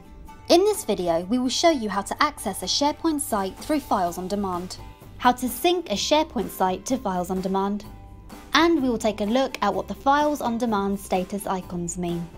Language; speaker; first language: English; native; English